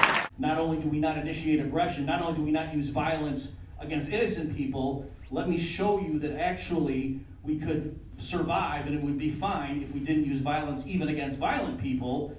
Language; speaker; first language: English; native; English